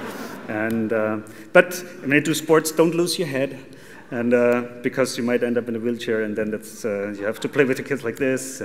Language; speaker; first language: English; non-native, fluent; German